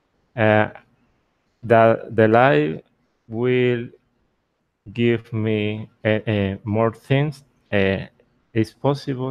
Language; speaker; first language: English; non-native, learner; Spanish